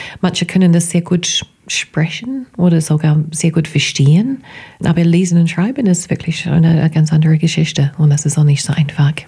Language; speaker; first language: German; non-native, fluent; English